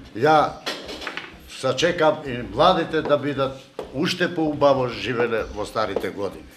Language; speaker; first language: Macedonian; non-native, local second language; Albanian